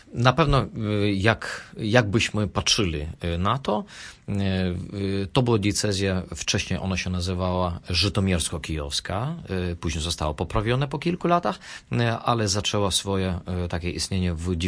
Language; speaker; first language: Polish; non-native, fluent; Russian